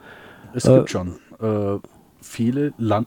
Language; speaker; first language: German; early bilingual, other home language; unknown